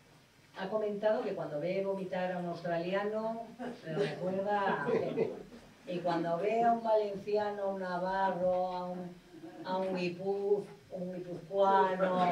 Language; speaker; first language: Spanish; native; Spanish